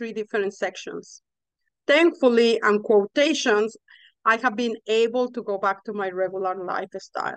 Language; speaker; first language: English; non-native, fluent; Spanish